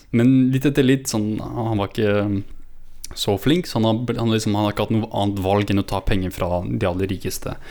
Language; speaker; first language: Norwegian; native; Norwegian